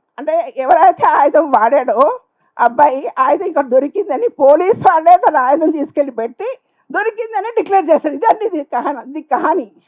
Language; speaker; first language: Telugu; non-native, local second language; Urdu